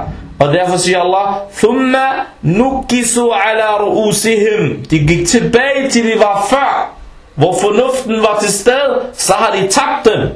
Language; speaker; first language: Danish; early bilingual, other home language; Arabic